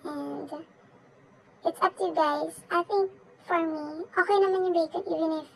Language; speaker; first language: English; non-native, local second language; Filipino